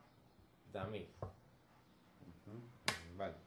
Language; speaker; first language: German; non-native, learner; Spanish